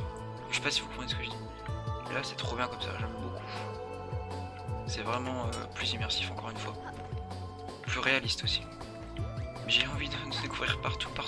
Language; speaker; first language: French; native; French